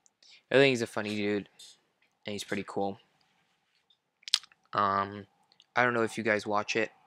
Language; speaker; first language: English; non-native, fluent; French